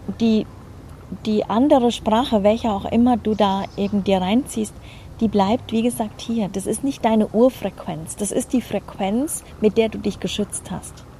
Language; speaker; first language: German; native; German